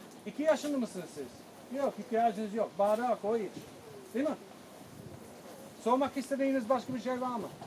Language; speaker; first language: Turkish; non-native, fluent; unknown